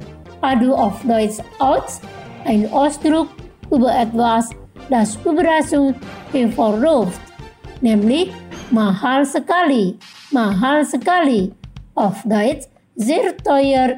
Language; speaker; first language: German; non-native, fluent; Indonesian